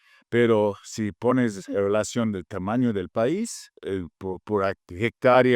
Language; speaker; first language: Spanish; non-native, fluent; English